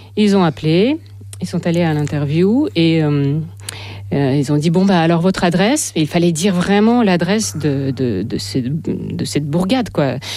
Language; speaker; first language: French; non-native, fluent; Russian